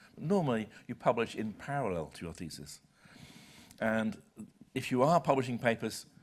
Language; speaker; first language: English; native; English